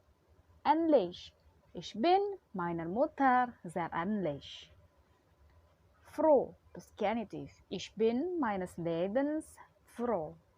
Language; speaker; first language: German; non-native, fluent; Indonesian